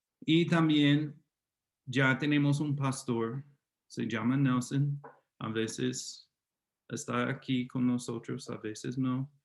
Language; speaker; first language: Spanish; non-native, fluent; English